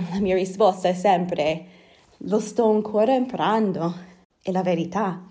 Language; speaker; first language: Italian; non-native, fluent; English